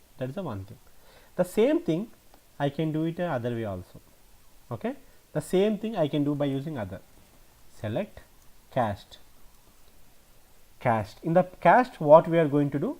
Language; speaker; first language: English; non-native, local second language; Telugu